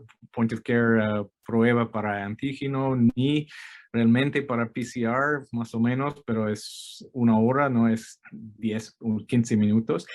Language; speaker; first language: Spanish; non-native, fluent; English